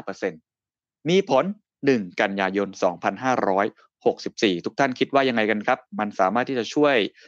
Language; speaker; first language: Thai; native; Thai